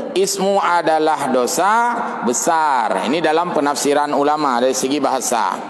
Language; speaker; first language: Malay; non-native, local second language; Achinese